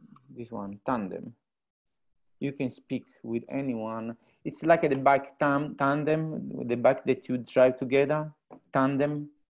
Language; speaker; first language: English; non-native, fluent; Italian